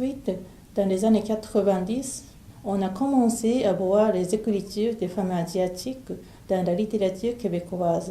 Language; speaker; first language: French; non-native, fluent; Japanese